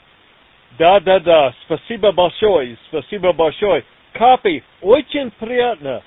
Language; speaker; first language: Russian; non-native, learner; English